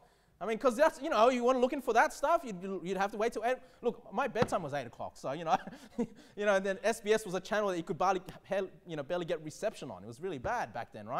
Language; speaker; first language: English; native; English